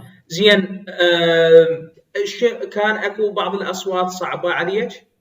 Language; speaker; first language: Arabic; native; Arabic